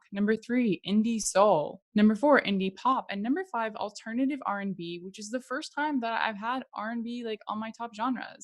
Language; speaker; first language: English; native; English